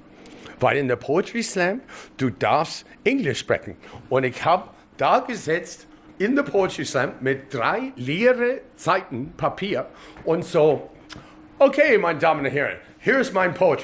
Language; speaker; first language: German; non-native, fluent; English